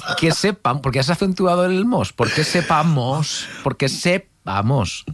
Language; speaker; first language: Spanish; native; Spanish